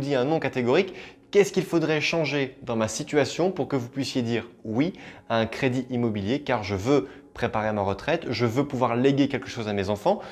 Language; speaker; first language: French; native; French